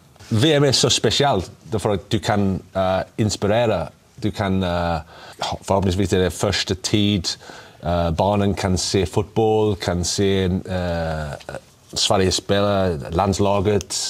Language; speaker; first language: Swedish; non-native, learner; English